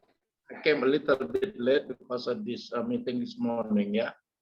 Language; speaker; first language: English; non-native, fluent; Indonesian